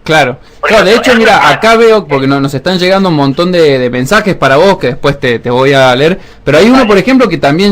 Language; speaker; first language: Spanish; native; Spanish